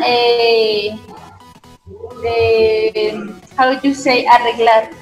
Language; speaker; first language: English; non-native, learner; Spanish